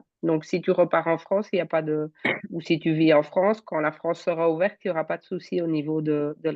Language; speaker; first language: French; native; French